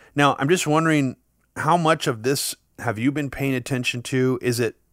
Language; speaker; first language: English; native; English